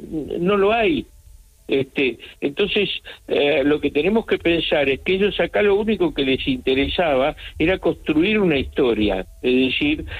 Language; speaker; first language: Spanish; native; Spanish